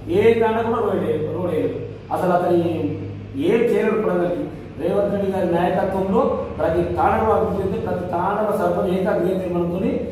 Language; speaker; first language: Telugu; non-native, local second language; Lambadi